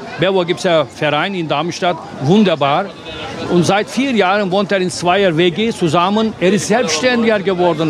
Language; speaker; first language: German; non-native, fluent; Turkish